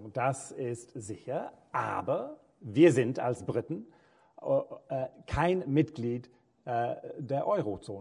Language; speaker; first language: German; non-native, fluent; English